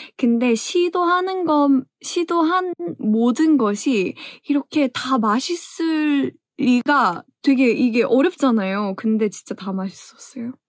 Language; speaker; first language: Korean; early bilingual, heritage; English